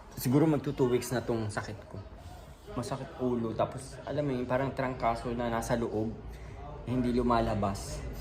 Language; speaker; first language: Filipino; non-native, local second language; Bikol